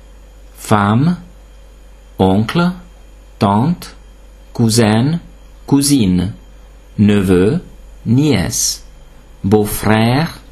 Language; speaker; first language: French; non-native, fluent; Hungarian